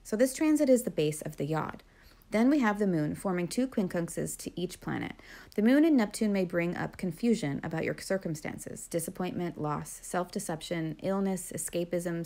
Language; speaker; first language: English; native; English